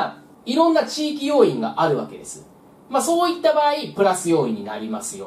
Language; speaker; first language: Japanese; native; Japanese